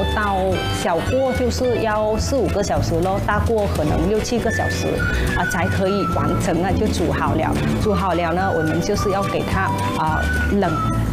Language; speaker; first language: Chinese; non-native, fluent; Vietnamese